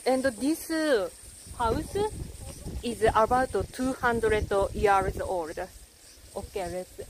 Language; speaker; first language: English; non-native, learner; Japanese